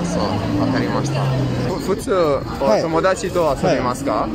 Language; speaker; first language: Japanese; non-native, learner; English